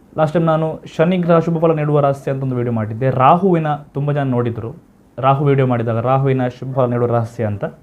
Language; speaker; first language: Kannada; non-native, local second language; Tulu